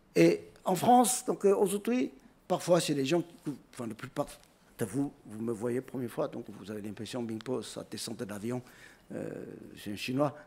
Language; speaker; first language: French; non-native, fluent; Chinese